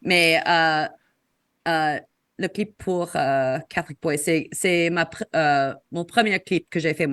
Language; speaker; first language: French; non-native, fluent; English